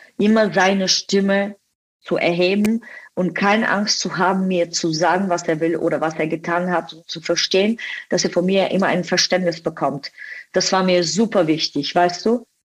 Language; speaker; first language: German; non-native, fluent; Bulgarian